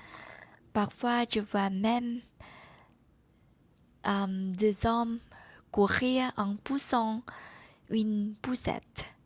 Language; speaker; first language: French; non-native, learner; Vietnamese